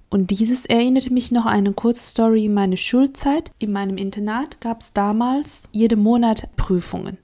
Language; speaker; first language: German; non-native, fluent; Chinese